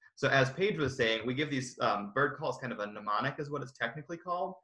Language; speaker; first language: English; native; English